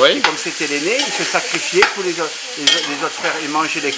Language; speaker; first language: French; native; French